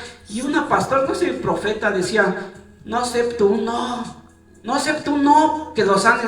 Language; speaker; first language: Spanish; native; Spanish